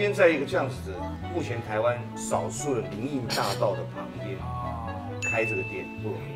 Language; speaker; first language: Chinese; native; Chinese